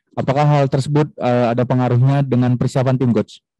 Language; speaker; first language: Indonesian; native; Indonesian